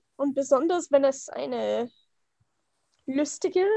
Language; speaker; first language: German; non-native, fluent; English